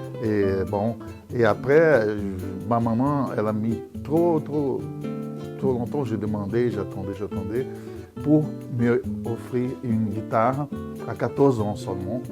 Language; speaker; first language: French; non-native, fluent; Portuguese